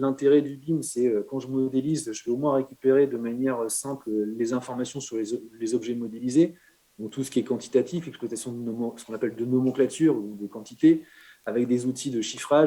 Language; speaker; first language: French; native; French